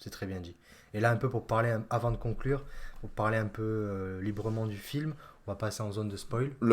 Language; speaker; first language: French; native; French